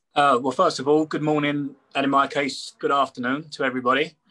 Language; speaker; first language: English; native; English